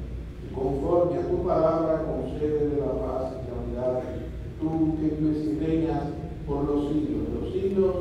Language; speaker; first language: Spanish; native; Spanish